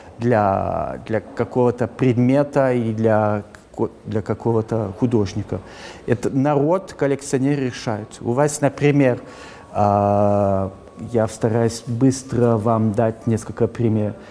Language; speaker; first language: Russian; early bilingual, heritage; Russian